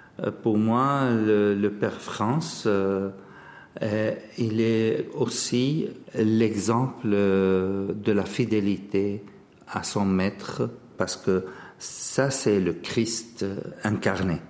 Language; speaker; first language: French; non-native, fluent; Arabic